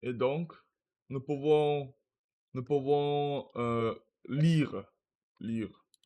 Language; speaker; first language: French; non-native, learner; Russian